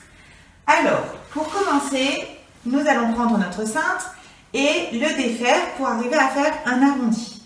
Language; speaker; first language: French; native; French